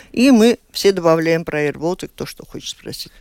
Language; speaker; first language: Russian; native; Russian